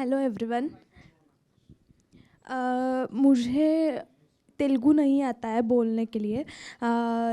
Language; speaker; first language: Hindi; non-native, local second language; Marathi